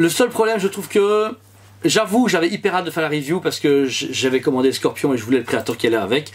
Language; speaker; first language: French; native; French